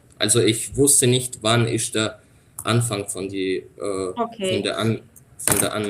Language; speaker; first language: German; non-native, fluent; Russian